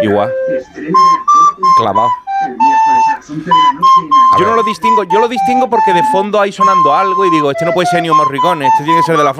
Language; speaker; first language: Spanish; native; Spanish